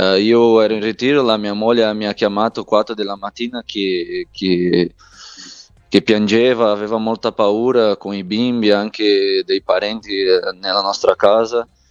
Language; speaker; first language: Italian; non-native, fluent; Portuguese